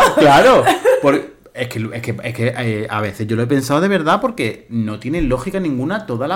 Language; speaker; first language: Spanish; native; Spanish